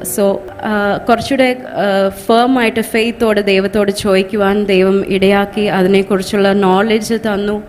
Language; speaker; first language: Malayalam; early bilingual, heritage; Malayalam